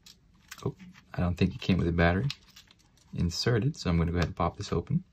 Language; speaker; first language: English; native; English